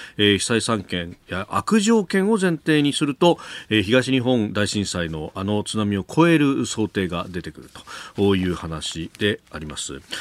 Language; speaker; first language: Japanese; native; Japanese